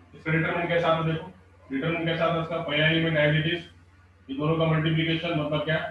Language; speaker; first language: Hindi; non-native, local second language; Marathi